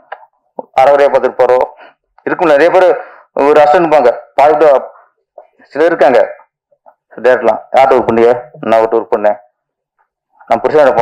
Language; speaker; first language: Tamil; native; Tamil